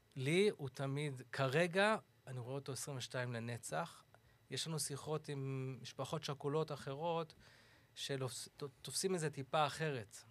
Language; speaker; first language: Hebrew; early bilingual, other home language; English